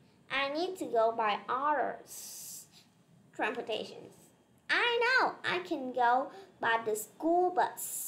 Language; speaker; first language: English; non-native, learner; Vietnamese